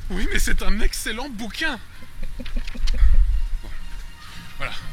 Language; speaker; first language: French; native; French